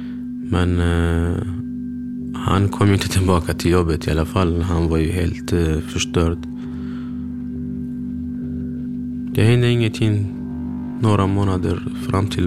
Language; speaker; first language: Swedish; early bilingual, other home language; Kurdish